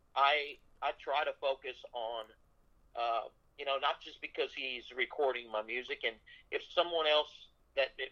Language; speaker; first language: English; native; English